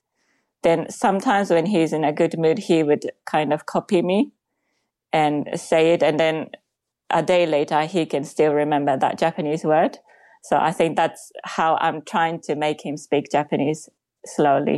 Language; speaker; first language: English; non-native, fluent; Japanese